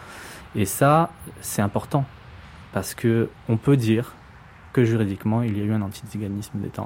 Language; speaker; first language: French; native; French